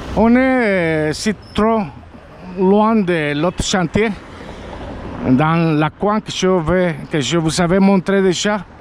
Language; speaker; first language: French; non-native, learner; Spanish